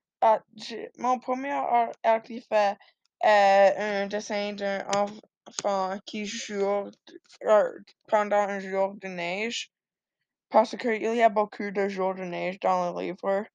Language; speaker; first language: French; non-native, learner; English